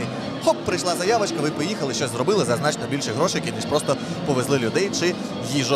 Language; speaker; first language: Ukrainian; native; Ukrainian